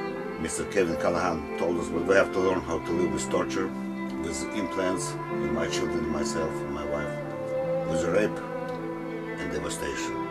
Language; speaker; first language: English; non-native, learner; Russian